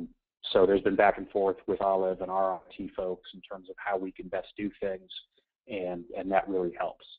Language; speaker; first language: English; native; English